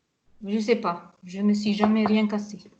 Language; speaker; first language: French; non-native, fluent; Hungarian